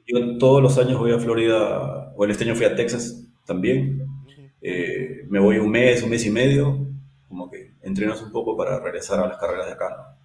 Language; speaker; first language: Spanish; native; Spanish